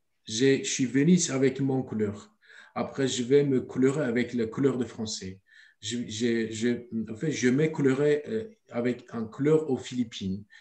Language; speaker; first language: French; non-native, learner; Turkish